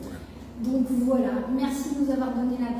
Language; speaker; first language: French; native; French